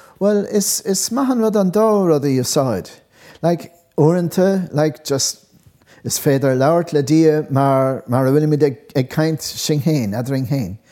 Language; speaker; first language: Irish; non-native, local second language; English